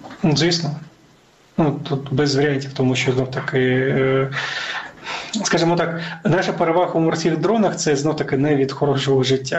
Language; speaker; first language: Ukrainian; native; Ukrainian